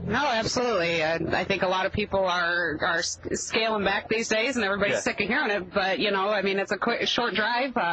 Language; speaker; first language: English; native; English